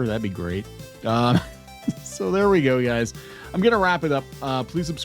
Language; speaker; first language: English; native; English